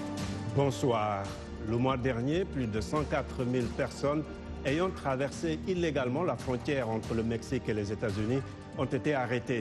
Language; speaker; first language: French; native; French